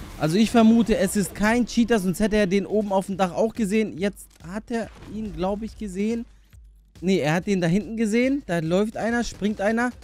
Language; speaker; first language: German; early bilingual, other home language; Albanian